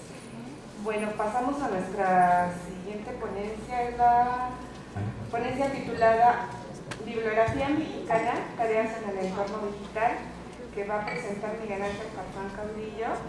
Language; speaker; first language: Spanish; native; Spanish